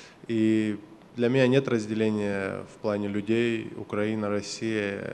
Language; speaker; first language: Russian; native; Russian